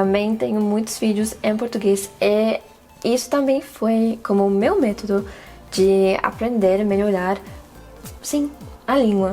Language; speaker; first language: Portuguese; non-native, fluent; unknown